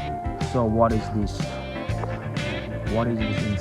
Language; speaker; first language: English; non-native, learner; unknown